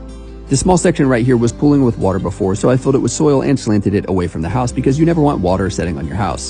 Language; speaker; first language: English; native; English